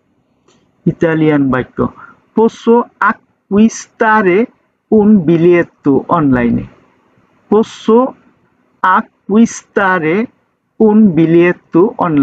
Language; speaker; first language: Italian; non-native, learner; Bangla